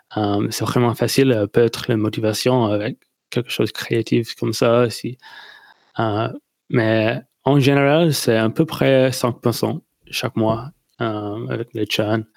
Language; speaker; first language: French; non-native, learner; English